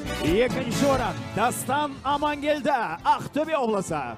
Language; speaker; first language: Kazakh; native; Kazakh